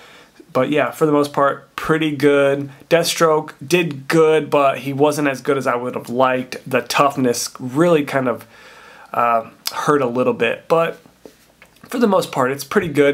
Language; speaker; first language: English; native; English